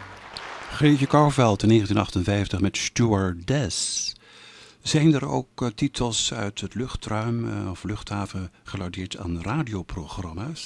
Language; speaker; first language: Dutch; native; Dutch